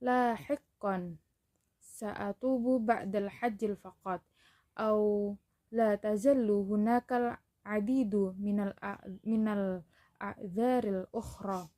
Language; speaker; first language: Arabic; non-native, learner; Indonesian